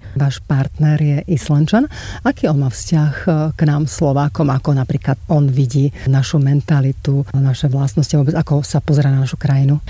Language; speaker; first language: Slovak; native; Slovak